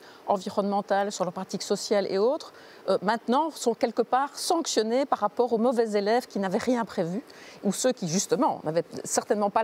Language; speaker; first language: French; native; French